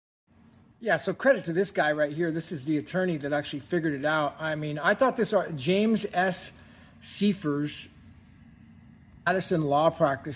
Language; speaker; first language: English; native; English